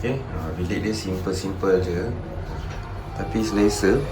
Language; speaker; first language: Malay; native; Malay